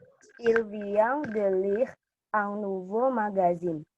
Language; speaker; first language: French; non-native, learner; Indonesian